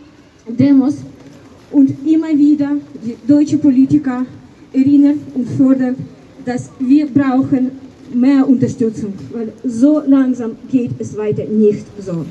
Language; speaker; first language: German; non-native, fluent; Ukrainian